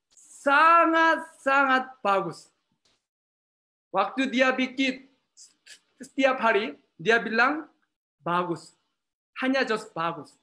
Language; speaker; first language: Indonesian; non-native, learner; Korean